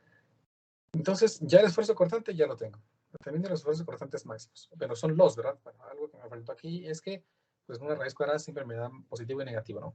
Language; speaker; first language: Spanish; native; Spanish